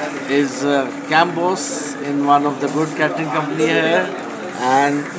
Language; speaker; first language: English; non-native, fluent; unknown